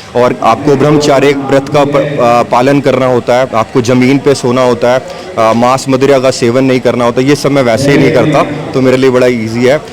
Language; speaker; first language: Hindi; native; Hindi